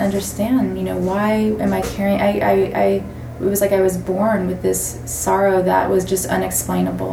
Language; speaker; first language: English; native; English